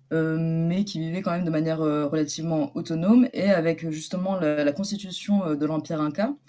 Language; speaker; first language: French; native; French